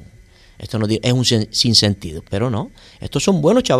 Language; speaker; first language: Spanish; native; Spanish